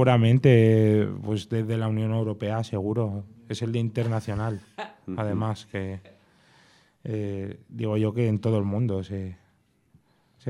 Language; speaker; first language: Spanish; native; Spanish